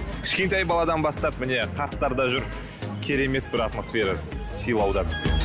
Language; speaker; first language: Kazakh; native; Kazakh